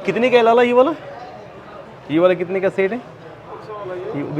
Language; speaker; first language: Hindi; non-native, local second language; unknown